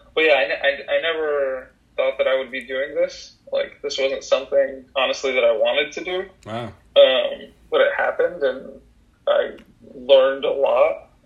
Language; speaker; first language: English; early bilingual, other home language; Russian